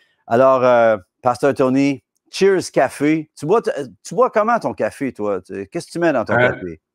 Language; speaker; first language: French; native; French